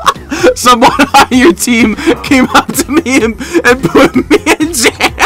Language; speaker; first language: English; native; English